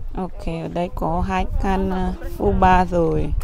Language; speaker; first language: Vietnamese; non-native, learner; Portuguese